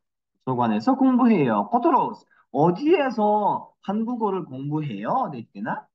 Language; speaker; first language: Korean; non-native, fluent; Kyrgyz